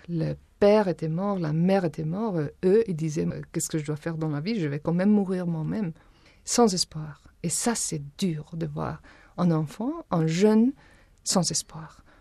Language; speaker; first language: French; non-native, fluent; Spanish